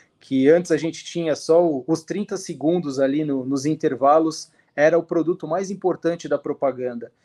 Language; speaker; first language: Portuguese; native; Portuguese